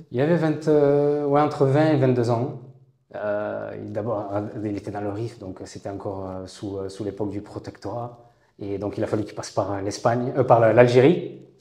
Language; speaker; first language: French; native; French